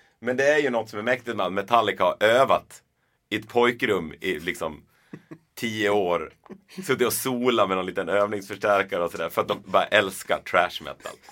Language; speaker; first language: Swedish; native; Swedish